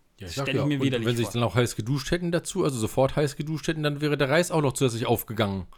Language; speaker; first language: German; native; German